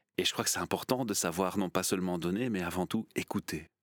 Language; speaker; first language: French; native; French